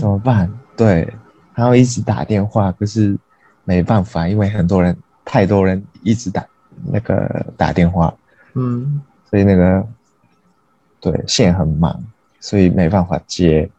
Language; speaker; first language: Chinese; non-native, learner; Japanese